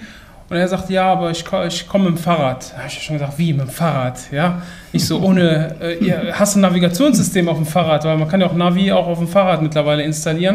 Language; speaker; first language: German; native; German